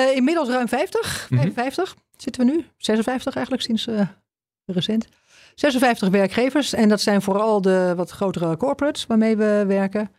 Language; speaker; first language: Dutch; native; Dutch